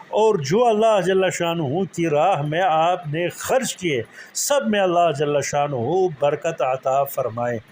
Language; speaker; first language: Urdu; non-native, local second language; Pashto